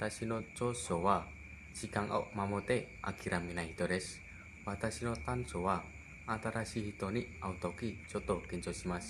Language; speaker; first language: Japanese; non-native, learner; Indonesian